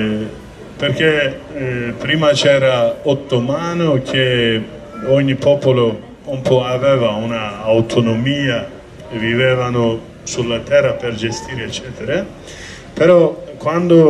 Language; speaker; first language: Italian; non-native, learner; Kurdish